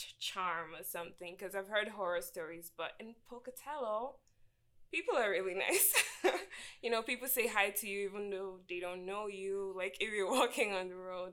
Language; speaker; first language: English; non-native, local second language; Igbo